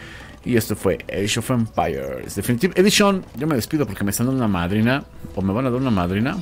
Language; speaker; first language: Spanish; native; Spanish